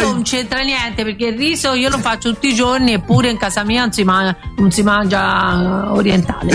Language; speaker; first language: Italian; native; Italian